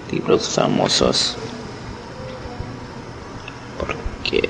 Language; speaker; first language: Spanish; non-native, learner; English